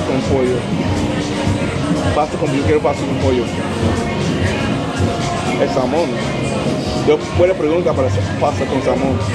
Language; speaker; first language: Spanish; non-native, learner; English